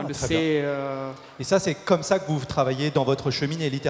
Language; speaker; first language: French; native; French